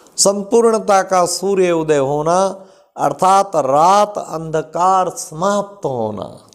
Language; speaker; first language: Hindi; native; Hindi